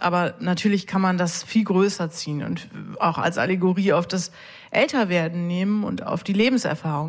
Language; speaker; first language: German; native; German